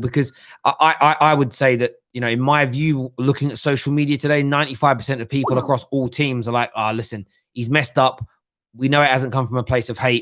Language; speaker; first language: English; native; English